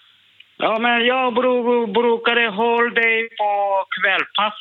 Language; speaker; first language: Swedish; non-native, learner; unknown